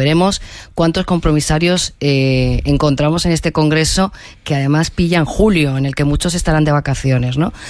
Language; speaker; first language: Spanish; native; Spanish